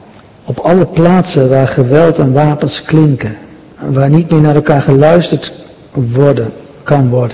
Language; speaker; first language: Dutch; native; Dutch